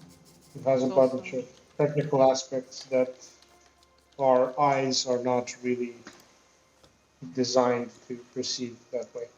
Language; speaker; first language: English; non-native, fluent; Romanian